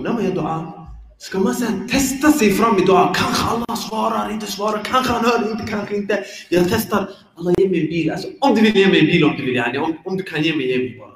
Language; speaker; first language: Swedish; early bilingual, other home language; Arabic